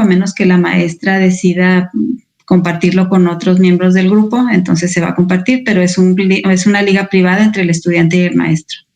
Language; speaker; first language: Spanish; native; Spanish